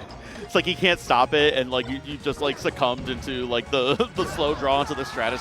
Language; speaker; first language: English; native; English